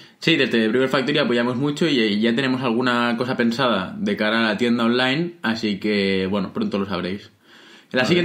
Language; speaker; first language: Spanish; native; Spanish